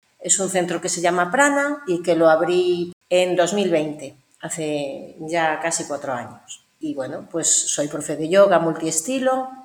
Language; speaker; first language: Spanish; native; Spanish